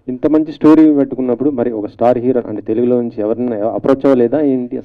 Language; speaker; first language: Telugu; native; Telugu